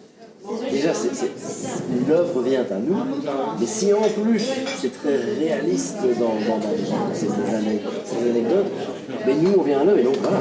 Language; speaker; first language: French; native; French